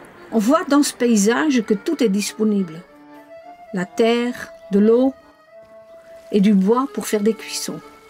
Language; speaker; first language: French; non-native, fluent; Dutch